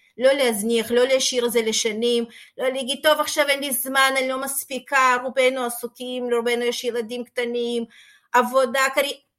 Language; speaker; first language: Hebrew; non-native, fluent; Russian